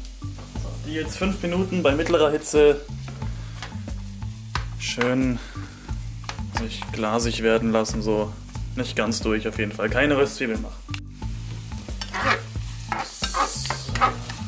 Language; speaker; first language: German; native; German